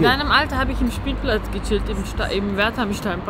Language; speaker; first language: German; early bilingual, other home language; Persian